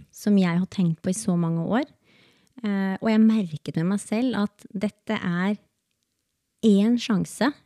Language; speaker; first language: Norwegian; early bilingual, other home language; Spanish